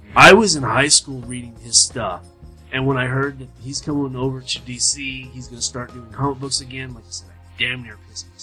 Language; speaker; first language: English; native; English